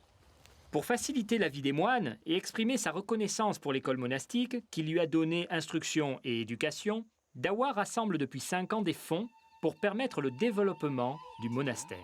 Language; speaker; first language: French; native; French